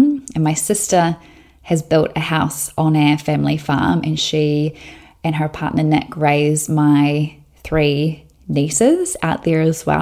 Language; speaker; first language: English; native; English